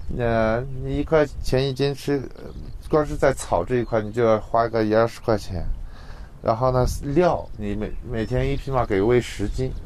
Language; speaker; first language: Chinese; non-native, local second language; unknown